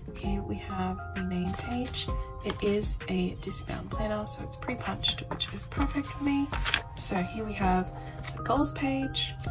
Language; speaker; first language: English; native; English